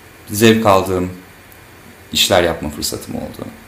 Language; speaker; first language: Turkish; native; Turkish